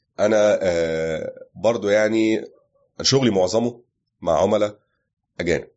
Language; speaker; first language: Arabic; native; Arabic